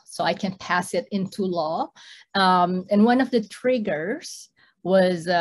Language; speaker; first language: English; non-native, fluent; Indonesian